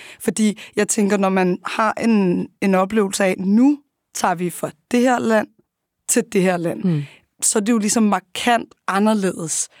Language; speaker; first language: Danish; early bilingual, other home language; Arabic